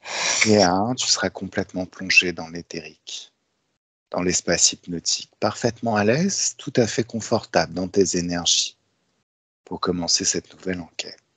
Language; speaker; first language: French; native; French